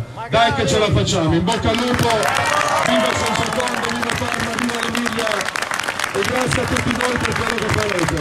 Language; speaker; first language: Italian; native; Italian